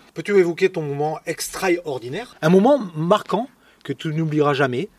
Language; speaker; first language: French; native; French